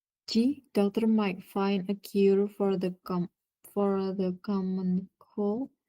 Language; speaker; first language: English; non-native, learner; Indonesian